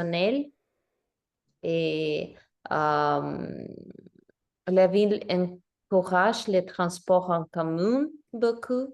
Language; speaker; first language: French; non-native, learner; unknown